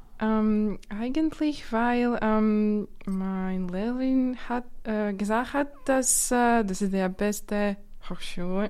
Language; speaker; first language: German; non-native, learner; Latvian